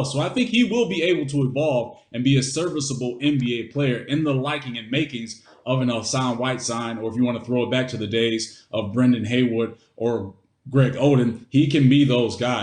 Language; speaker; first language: English; native; English